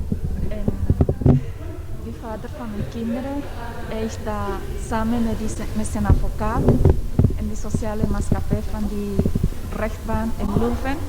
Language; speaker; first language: Dutch; non-native, learner; Spanish